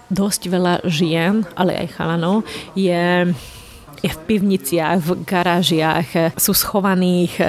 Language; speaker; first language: Slovak; non-native, local second language; Hungarian